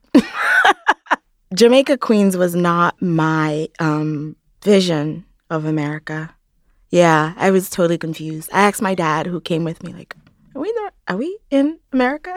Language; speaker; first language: English; non-native, local second language; Yoruba